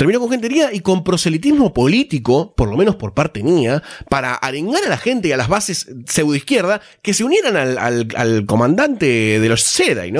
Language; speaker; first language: Spanish; native; Spanish